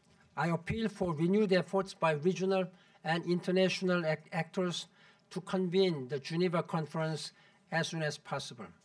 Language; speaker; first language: English; non-native, fluent; Korean